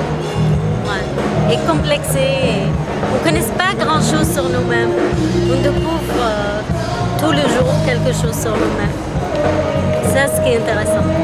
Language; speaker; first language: French; non-native, fluent; Arabic